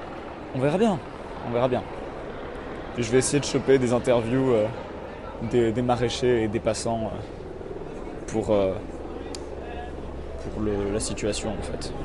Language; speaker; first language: French; native; French